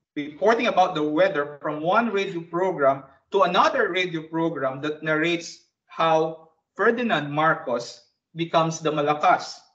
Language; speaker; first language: English; non-native, local second language; Bikol